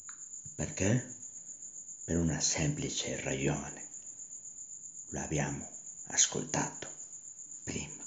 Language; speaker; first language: Italian; non-native, learner; Spanish